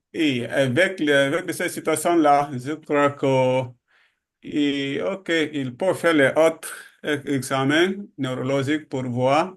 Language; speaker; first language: French; non-native, learner; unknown